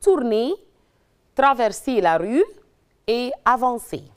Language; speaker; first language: French; non-native, learner; Arabic